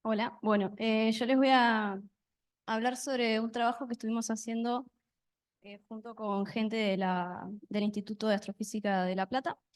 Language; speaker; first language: Spanish; native; Spanish